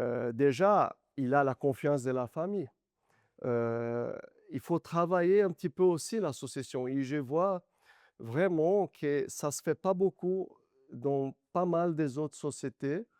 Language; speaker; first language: French; non-native, learner; Portuguese